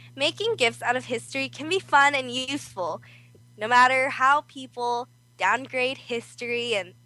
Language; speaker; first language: English; early bilingual, other home language; Korean